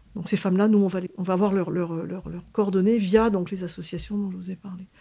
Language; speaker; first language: French; native; French